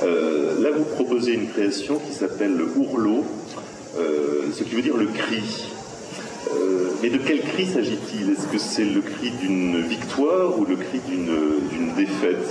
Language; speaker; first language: French; native; French